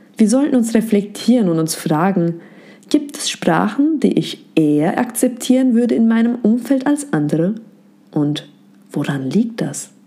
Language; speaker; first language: German; native; German